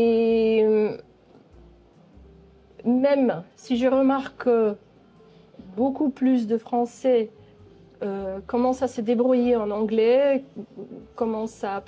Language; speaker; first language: French; non-native, local second language; Dutch